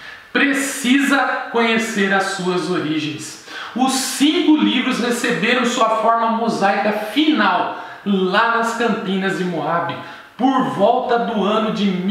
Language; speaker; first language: Portuguese; native; Portuguese